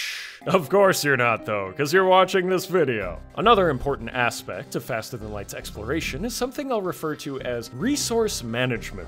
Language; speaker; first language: English; native; English